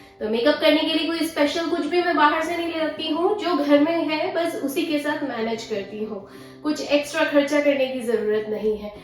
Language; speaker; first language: Hindi; native; Hindi